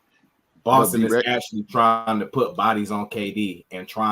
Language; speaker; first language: English; native; English